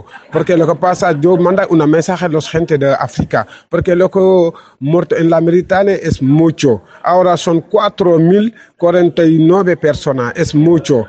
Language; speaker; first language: Spanish; non-native, learner; Wolof